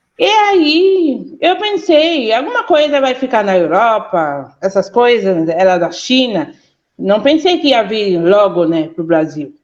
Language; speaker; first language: Portuguese; non-native, fluent; Haitian Creole